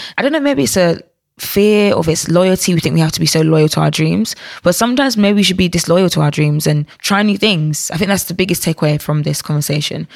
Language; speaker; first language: English; native; English